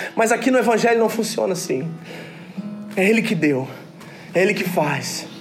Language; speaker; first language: Portuguese; early bilingual, other home language; English